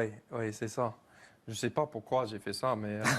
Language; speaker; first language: French; non-native, learner; English